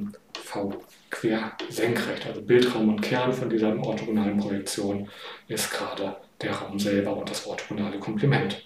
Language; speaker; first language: German; native; German